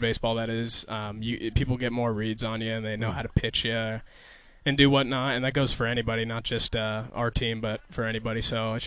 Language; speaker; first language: English; native; English